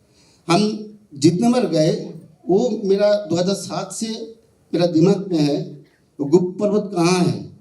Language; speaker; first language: Hindi; non-native, local second language; Bangla